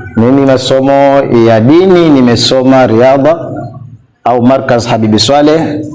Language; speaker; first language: Swahili; native; Swahili